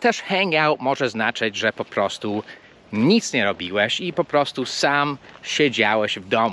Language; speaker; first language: Polish; non-native, fluent; English